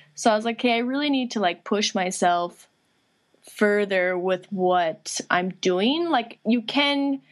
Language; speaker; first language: English; native; English